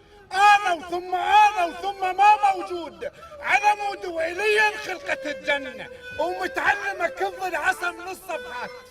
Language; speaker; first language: Arabic; native; Arabic